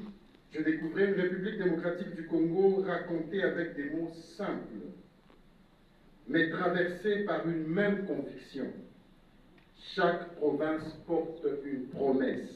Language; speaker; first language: French; non-native, local second language; Lingala